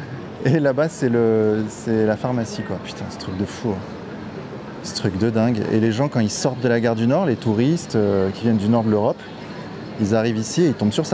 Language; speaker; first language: French; native; French